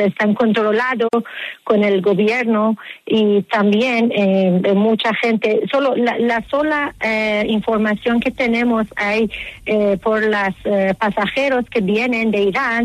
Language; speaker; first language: Spanish; non-native, learner; Persian